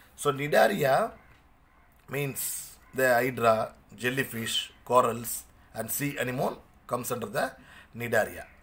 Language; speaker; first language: English; non-native, local second language; Tamil